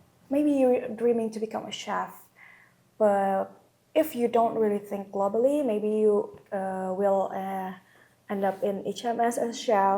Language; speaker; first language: English; non-native, local second language; Indonesian